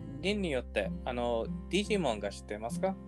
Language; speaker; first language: Japanese; non-native, learner; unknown